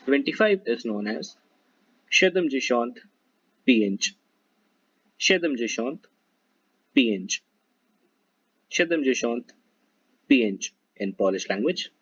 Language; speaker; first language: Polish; non-native, learner; Hindi